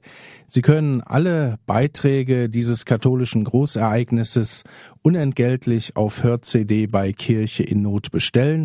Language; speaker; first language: German; native; German